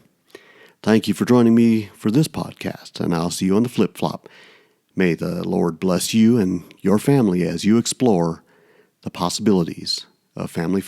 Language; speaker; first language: English; native; English